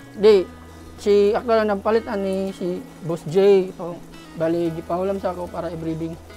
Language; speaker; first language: Cebuano; native; Cebuano